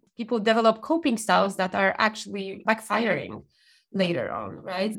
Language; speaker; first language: English; non-native, fluent; Polish